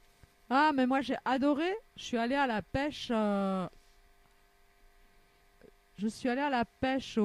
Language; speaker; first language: French; native; French